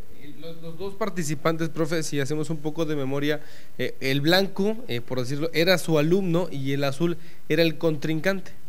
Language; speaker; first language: Spanish; native; Spanish